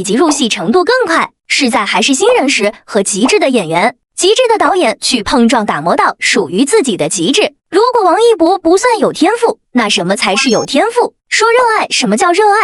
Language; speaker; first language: Chinese; native; Chinese